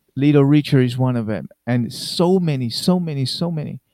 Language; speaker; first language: English; non-native, fluent; Spanish